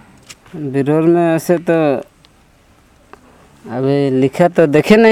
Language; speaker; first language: Hindi; non-native, local second language; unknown